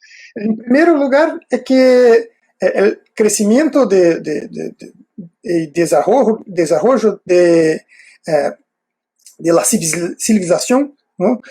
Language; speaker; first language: Spanish; non-native, fluent; Portuguese